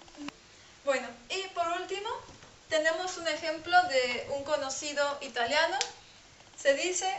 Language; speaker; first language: Spanish; non-native, fluent; French